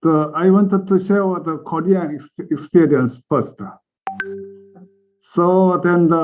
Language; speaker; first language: English; non-native, learner; Korean